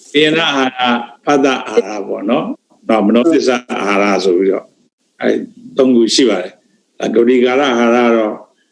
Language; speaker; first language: Burmese; native; Burmese